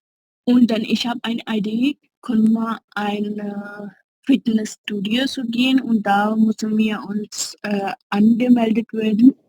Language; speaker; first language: German; non-native, learner; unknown